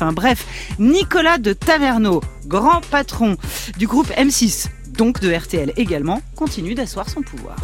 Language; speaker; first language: French; native; French